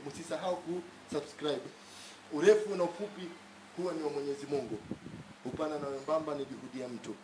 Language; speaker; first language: Swahili; native; Swahili